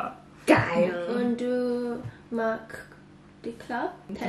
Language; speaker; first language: German; non-native, learner; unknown